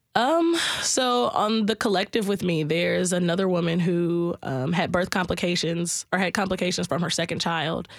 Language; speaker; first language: English; native; English